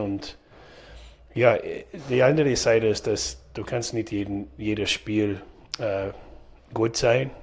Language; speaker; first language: German; non-native, fluent; English